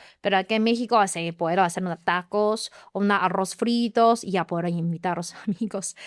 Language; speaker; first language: Spanish; non-native, learner; Chinese